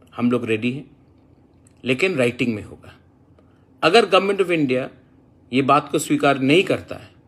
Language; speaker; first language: Hindi; non-native, local second language; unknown